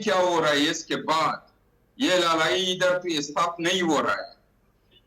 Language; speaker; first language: Hindi; non-native, learner; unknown